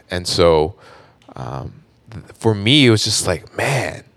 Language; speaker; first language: English; native; English